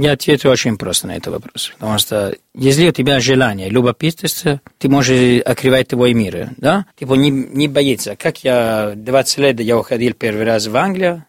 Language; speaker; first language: Russian; non-native, learner; Italian